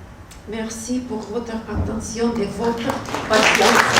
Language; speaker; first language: French; non-native, learner; Russian